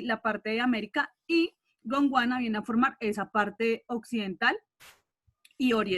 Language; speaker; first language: Spanish; native; Spanish